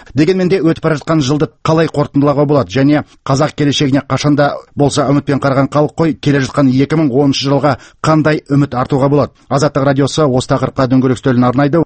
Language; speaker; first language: Kazakh; native; Kazakh